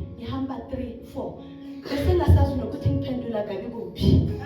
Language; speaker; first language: Zulu; non-native, local second language; Northern Sotho